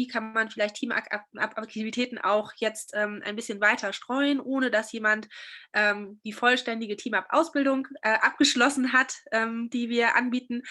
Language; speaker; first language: German; native; German